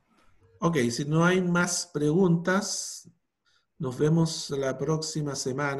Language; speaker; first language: Spanish; native; Spanish